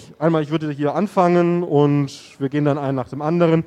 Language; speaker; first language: German; native; German